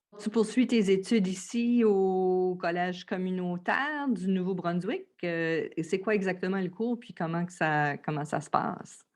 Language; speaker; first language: French; native; French